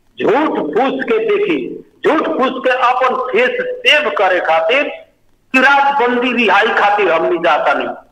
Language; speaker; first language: Bhojpuri; native; Bhojpuri